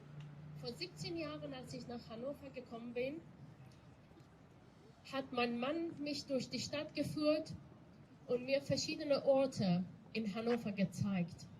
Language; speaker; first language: German; non-native, fluent; Persian